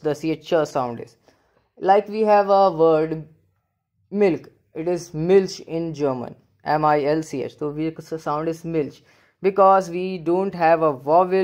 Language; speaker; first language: English; non-native, local second language; Hindi